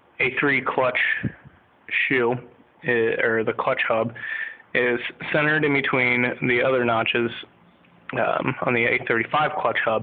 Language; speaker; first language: English; native; English